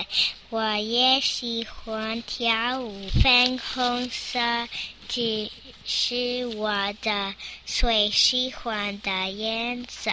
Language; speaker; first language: Chinese; non-native, learner; English